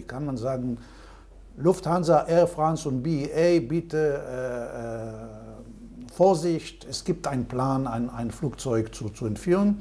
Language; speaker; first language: German; non-native, fluent; Hebrew